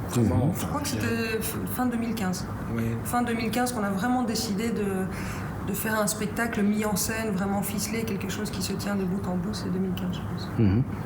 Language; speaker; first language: French; native; French